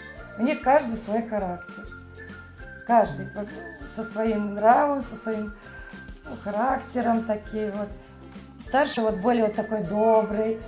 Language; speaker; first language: Russian; native; Russian